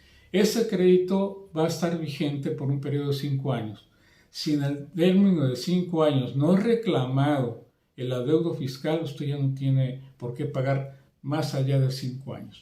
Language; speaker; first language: Spanish; native; Spanish